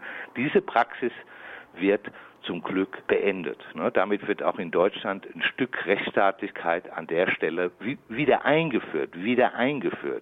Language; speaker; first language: German; native; German